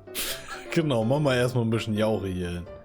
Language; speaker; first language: German; native; German